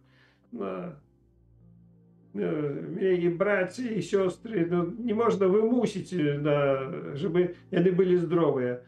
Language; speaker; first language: Polish; non-native, learner; Ukrainian